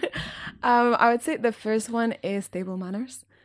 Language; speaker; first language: English; non-native, fluent; Spanish